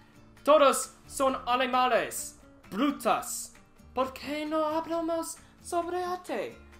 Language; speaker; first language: Spanish; non-native, learner; English